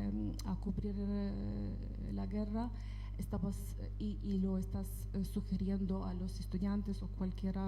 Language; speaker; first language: Spanish; non-native, fluent; Ukrainian